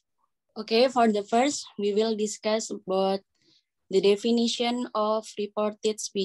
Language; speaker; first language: English; non-native, learner; Indonesian